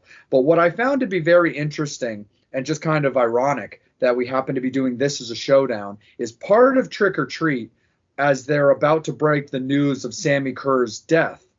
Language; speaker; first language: English; native; English